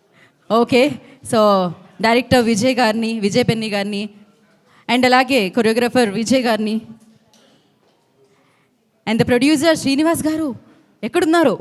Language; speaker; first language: Telugu; native; Telugu